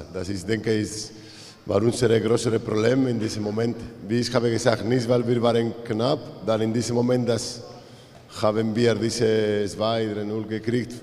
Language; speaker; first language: German; non-native, learner; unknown